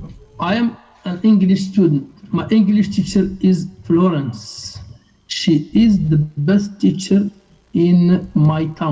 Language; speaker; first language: English; non-native, learner; Arabic